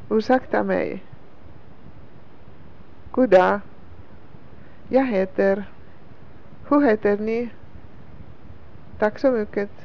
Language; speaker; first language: Swedish; non-native, learner; English